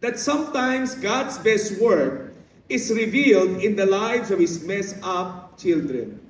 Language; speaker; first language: English; non-native, local second language; Filipino